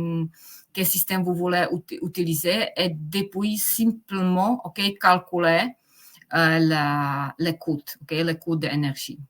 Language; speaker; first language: French; non-native, fluent; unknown